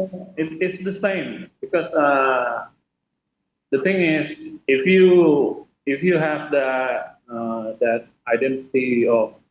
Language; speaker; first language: English; non-native, fluent; Indonesian